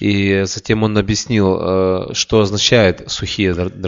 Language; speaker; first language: Russian; native; Russian